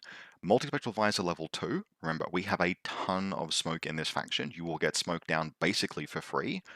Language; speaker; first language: English; native; English